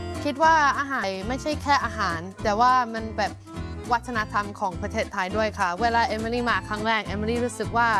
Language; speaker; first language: Thai; non-native, fluent; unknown